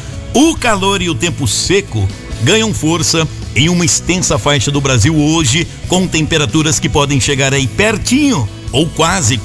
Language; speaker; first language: Portuguese; native; Portuguese